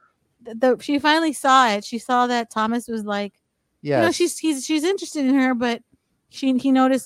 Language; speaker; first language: English; early bilingual, other home language; Spanish